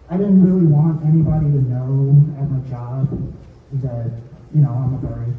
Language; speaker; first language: English; native; English